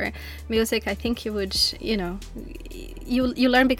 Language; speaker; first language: English; non-native, fluent; Portuguese